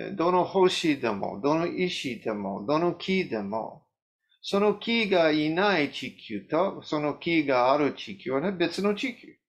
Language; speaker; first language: Japanese; non-native, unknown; English